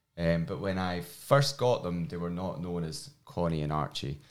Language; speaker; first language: English; native; English